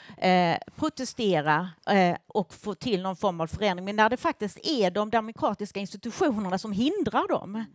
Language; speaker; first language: Swedish; native; Swedish